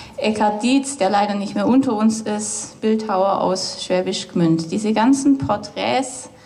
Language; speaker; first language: German; native; German